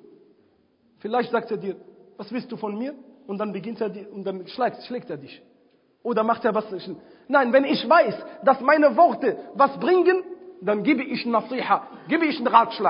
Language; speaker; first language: German; non-native, fluent; Arabic